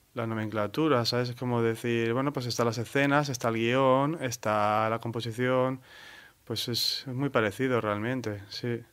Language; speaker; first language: Spanish; native; Spanish